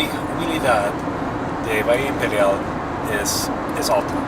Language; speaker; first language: Spanish; non-native, learner; English